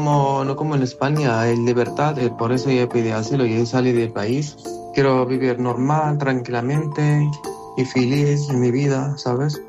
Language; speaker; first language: Spanish; non-native, learner; Arabic